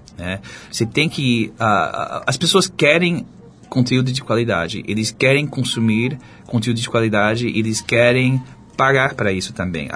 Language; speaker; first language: Portuguese; non-native, fluent; English